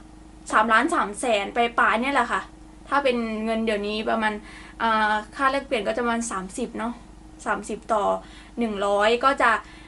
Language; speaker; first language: Thai; native; Thai